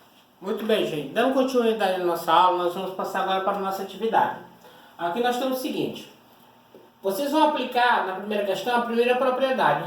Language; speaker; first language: Portuguese; native; Portuguese